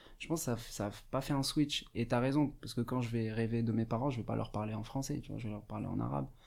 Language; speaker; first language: French; non-native, local second language; Arabic